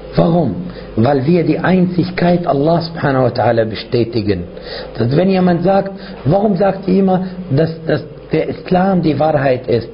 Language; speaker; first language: German; non-native, fluent; Arabic